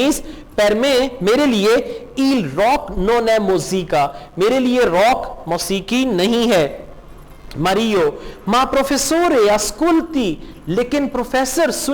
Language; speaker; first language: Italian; non-native, fluent; Urdu